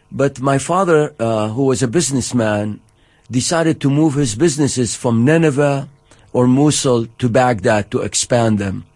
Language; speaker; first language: English; non-native, fluent; Arabic